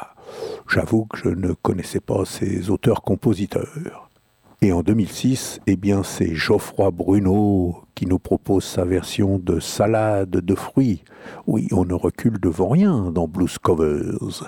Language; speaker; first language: French; native; French